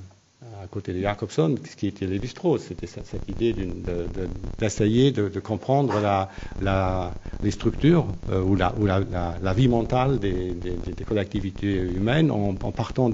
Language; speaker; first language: French; non-native, local second language; Luxembourgish